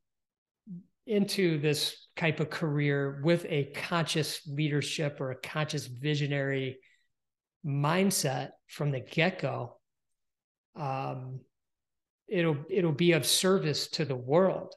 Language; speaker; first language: English; native; English